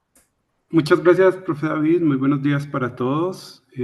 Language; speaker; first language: Spanish; native; Spanish